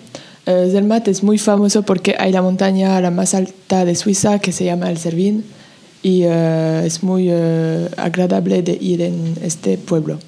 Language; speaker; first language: Spanish; non-native, learner; French